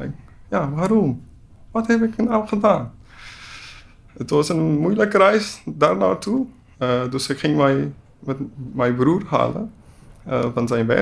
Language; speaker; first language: Dutch; non-native, learner; Persian